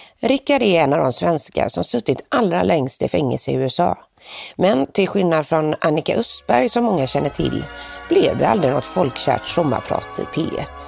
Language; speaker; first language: Swedish; native; Swedish